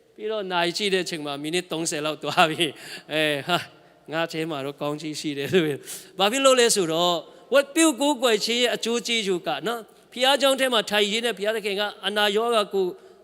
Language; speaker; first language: Burmese; non-native, local second language; Tedim Chin